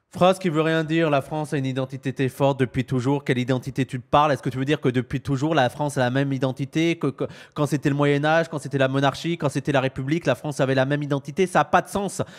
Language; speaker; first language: French; native; French